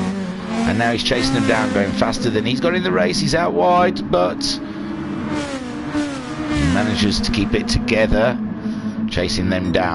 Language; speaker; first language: English; native; English